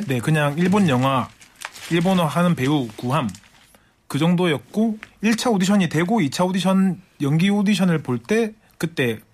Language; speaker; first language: Korean; native; Korean